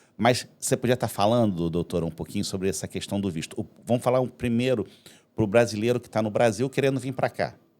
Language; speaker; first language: Portuguese; native; Portuguese